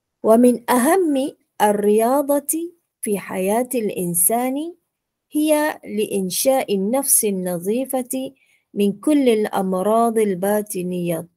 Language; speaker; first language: Arabic; non-native, fluent; Malay